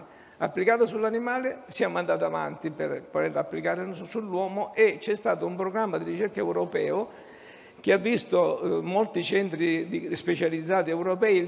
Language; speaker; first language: Italian; native; Italian